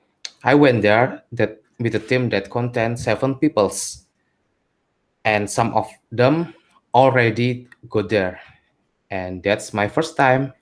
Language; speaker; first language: English; non-native, learner; Indonesian